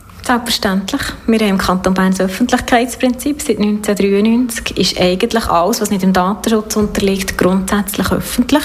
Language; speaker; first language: German; native; German